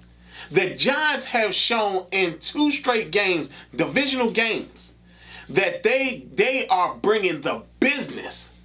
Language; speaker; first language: English; native; English